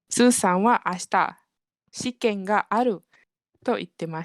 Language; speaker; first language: Japanese; non-native, learner; Malay